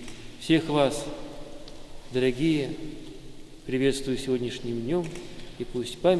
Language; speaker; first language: Russian; native; Russian